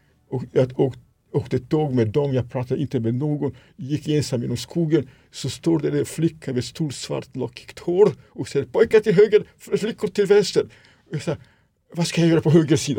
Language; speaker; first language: Swedish; non-native, fluent; Serbian